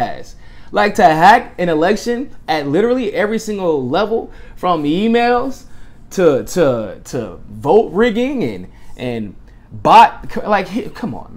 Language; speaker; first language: English; native; English